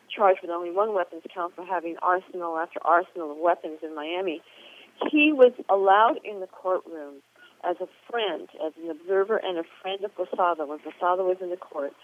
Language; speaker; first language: English; native; English